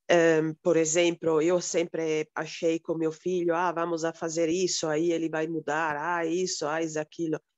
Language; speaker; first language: Portuguese; non-native, fluent; Italian